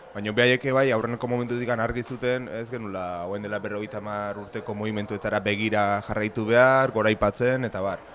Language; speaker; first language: Basque; native; Basque